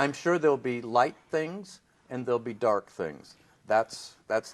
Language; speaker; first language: English; native; English